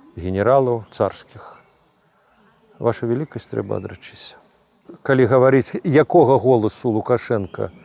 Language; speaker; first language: Belarusian; non-native, local second language; Russian